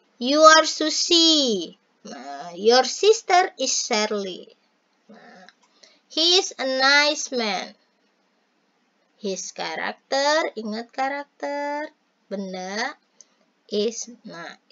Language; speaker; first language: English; non-native, fluent; Indonesian